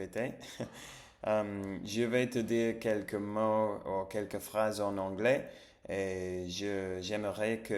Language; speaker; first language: French; non-native, learner; English